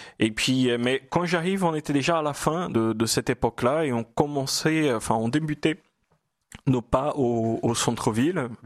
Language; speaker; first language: French; non-native, fluent; Portuguese